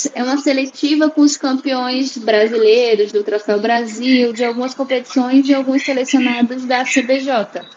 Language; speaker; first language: Portuguese; native; Portuguese